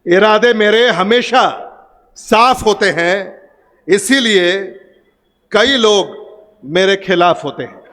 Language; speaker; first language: Hindi; non-native, local second language; Marathi